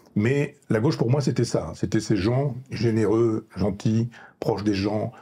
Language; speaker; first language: French; native; French